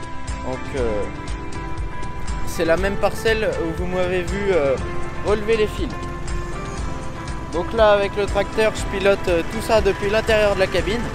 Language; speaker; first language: French; native; French